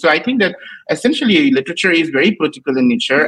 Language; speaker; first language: English; non-native, local second language; Assamese